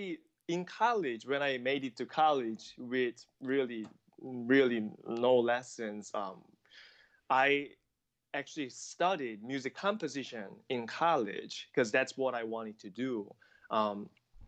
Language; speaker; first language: English; non-native, fluent; Korean